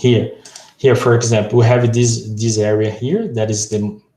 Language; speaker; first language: English; non-native, fluent; Portuguese